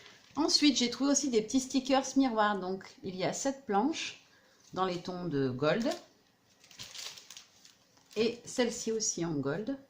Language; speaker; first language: French; native; French